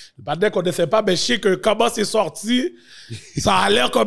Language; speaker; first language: French; native; French